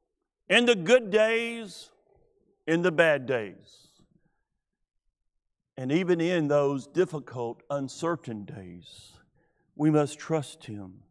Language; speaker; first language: English; native; English